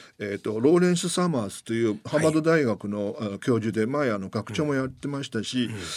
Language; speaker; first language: Japanese; non-native, fluent; Chinese